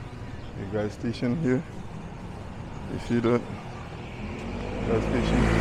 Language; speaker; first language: English; non-native, learner; French